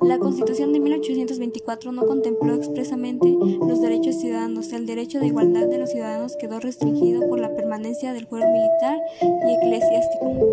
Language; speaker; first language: Spanish; native; Spanish